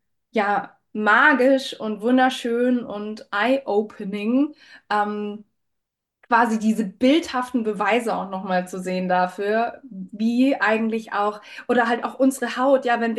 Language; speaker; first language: German; native; German